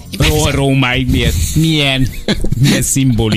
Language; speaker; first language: Hungarian; native; Hungarian